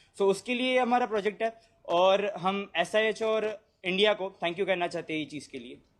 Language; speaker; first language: Hindi; non-native, local second language; Gujarati